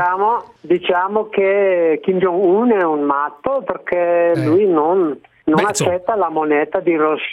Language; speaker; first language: Italian; non-native, learner; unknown